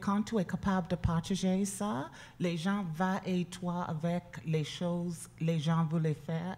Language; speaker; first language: French; non-native, learner; English